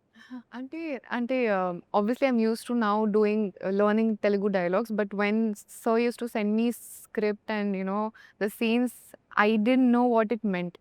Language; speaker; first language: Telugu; non-native, learner; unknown